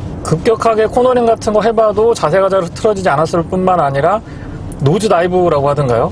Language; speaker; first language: Korean; native; Korean